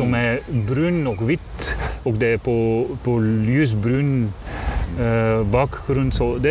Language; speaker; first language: Swedish; non-native, learner; Dutch